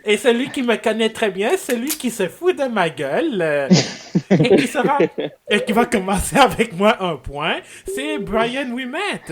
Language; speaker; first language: French; native; French